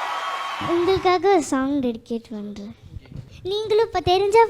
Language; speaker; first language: Tamil; native; Tamil